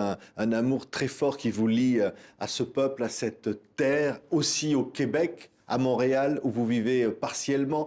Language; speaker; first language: French; native; French